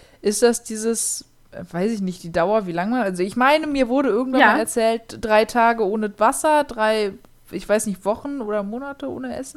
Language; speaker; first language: German; native; German